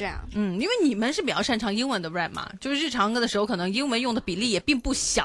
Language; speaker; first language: Chinese; non-native, local second language; Cantonese